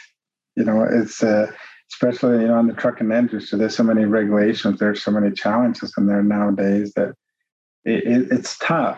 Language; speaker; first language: English; non-native, fluent; Spanish